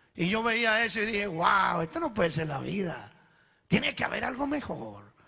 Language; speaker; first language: Spanish; early bilingual, other home language; Italian